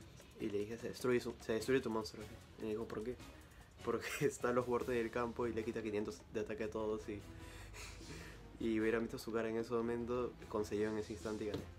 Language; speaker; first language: Spanish; native; Spanish